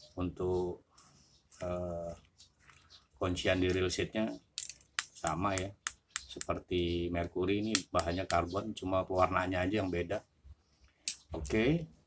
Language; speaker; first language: Indonesian; native; Indonesian